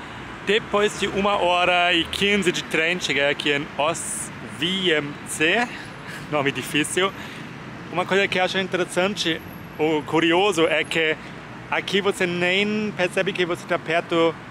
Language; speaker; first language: Portuguese; non-native, fluent; German